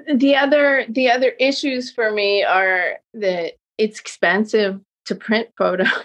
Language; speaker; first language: English; native; English